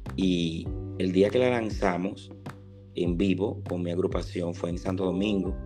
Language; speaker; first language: Spanish; native; Spanish